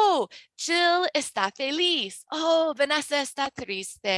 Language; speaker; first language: Spanish; non-native, fluent; English